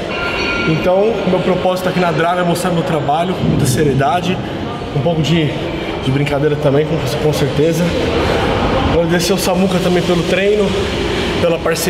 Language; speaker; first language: Portuguese; native; Portuguese